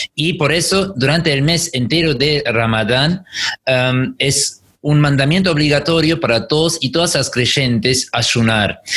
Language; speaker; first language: Spanish; non-native, fluent; German